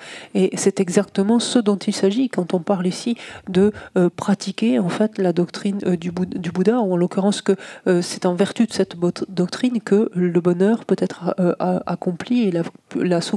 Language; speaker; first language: French; native; French